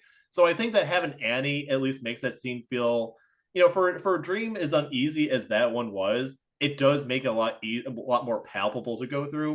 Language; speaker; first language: English; native; English